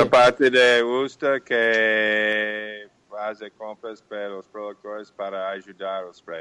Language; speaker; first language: Portuguese; non-native, fluent; English